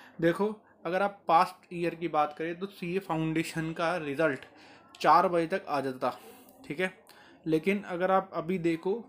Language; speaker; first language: Hindi; native; Hindi